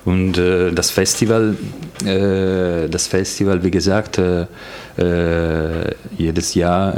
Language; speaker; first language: German; non-native, fluent; Italian